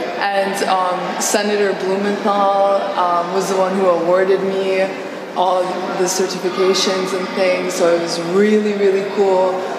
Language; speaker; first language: English; early bilingual, other home language; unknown